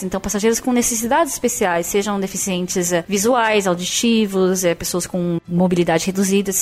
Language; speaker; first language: Portuguese; native; Portuguese